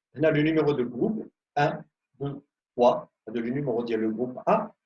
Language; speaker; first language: French; non-native, local second language; Arabic